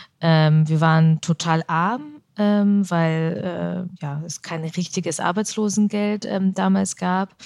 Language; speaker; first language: German; early bilingual, other home language; Russian